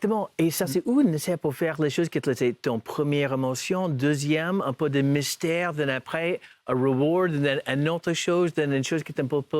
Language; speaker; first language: French; non-native, fluent; English